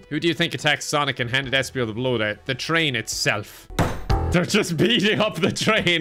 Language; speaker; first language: English; native; English